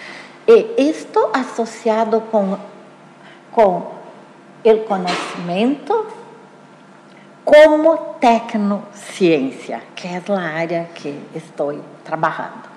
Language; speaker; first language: Spanish; non-native, fluent; Portuguese